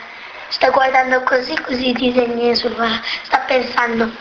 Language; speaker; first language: Italian; non-native, local second language; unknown